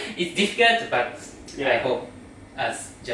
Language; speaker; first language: English; non-native, learner; Japanese